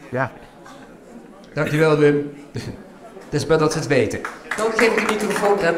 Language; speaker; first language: Dutch; native; Dutch